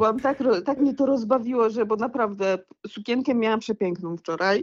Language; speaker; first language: Polish; native; Polish